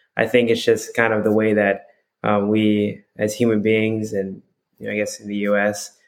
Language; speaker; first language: English; native; English